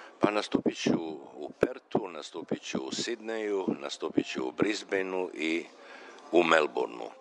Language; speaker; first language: Serbian; non-native, local second language; Macedonian